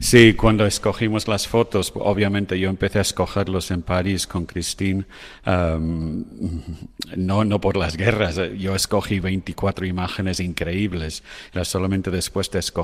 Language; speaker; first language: Spanish; non-native, fluent; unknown